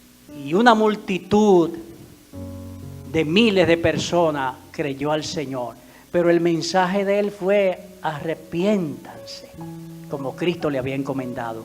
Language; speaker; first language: Spanish; native; Spanish